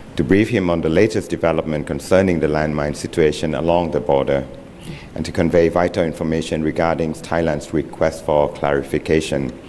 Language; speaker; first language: English; non-native, fluent; Thai